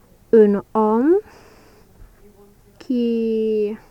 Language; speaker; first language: French; non-native, learner; English